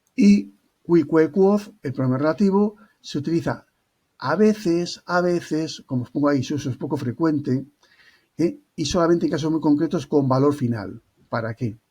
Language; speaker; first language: Spanish; native; Spanish